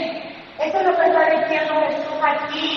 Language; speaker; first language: Spanish; native; Spanish